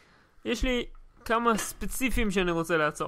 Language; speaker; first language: Hebrew; native; Hebrew